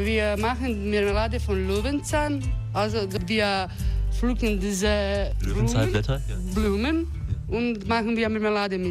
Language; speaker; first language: German; non-native, fluent; Croatian